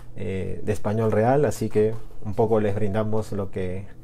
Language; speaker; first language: Spanish; native; Spanish